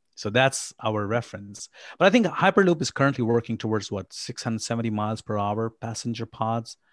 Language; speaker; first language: English; non-native, local second language; Urdu